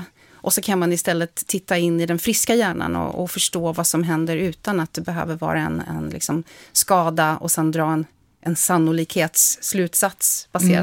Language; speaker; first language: Swedish; native; Swedish